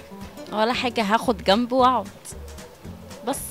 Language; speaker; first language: Arabic; native; Arabic